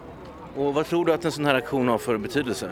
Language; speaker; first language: Swedish; native; Swedish